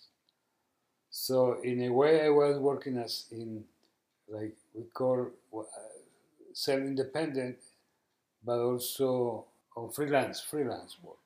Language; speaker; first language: English; non-native, learner; Spanish